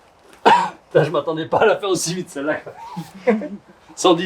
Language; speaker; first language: French; native; French